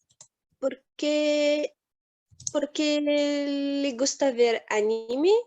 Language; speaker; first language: Spanish; non-native, learner; English